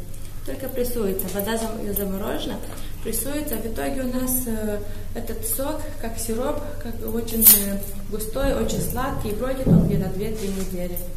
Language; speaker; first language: Russian; non-native, local second language; Romanian